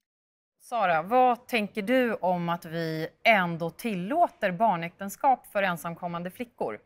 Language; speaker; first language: Swedish; native; Swedish